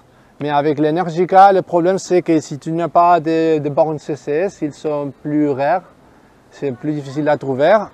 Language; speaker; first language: French; non-native, fluent; Spanish